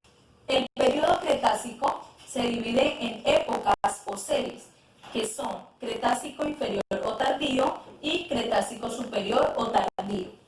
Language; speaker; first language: Spanish; native; Spanish